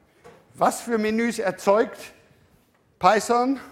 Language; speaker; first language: German; native; German